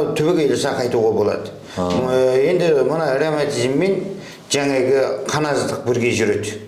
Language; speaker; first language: Kazakh; early bilingual, heritage; Kazakh